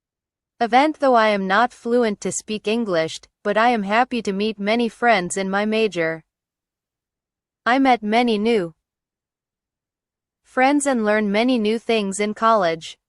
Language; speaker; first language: English; non-native, learner; Indonesian